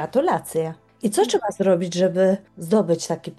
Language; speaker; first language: Polish; native; Polish